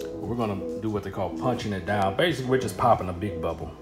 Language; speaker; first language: English; native; English